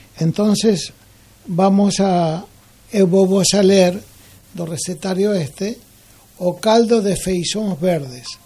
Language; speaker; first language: Galician; early bilingual, heritage; Galician